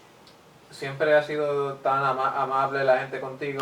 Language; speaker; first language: Spanish; early bilingual, heritage; English